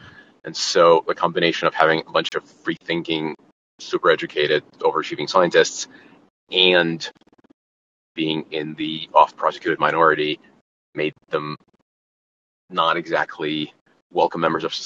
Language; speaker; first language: English; non-native, fluent; Ukrainian